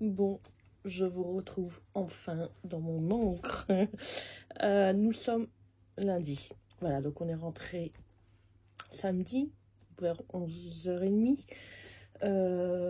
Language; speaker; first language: French; native; French